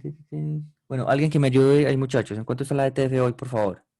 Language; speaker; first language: Spanish; native; Spanish